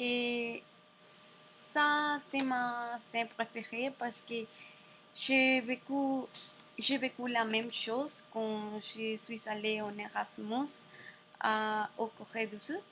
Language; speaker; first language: French; non-native, learner; Spanish